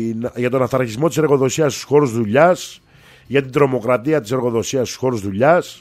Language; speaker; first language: Greek; native; Greek